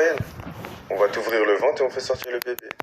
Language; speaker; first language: French; native; French